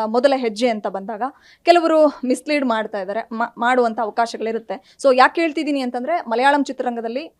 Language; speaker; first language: Kannada; native; Kannada